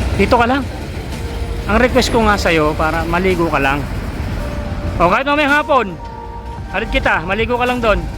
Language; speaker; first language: Filipino; native; Filipino